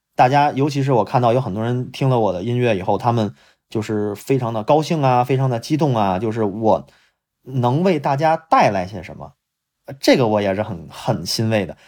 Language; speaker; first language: Chinese; native; Chinese